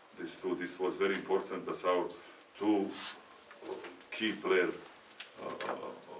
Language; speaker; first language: English; non-native, learner; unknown